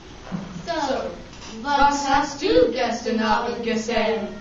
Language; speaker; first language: German; non-native, learner; English